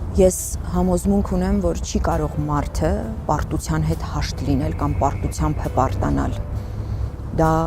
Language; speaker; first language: Armenian; native; Armenian